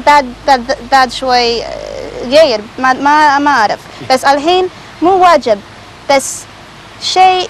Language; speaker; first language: Arabic; non-native, learner; Spanish